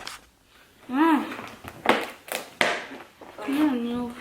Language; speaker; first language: French; native; French